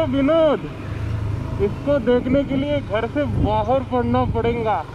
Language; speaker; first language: Hindi; non-native, local second language; Marathi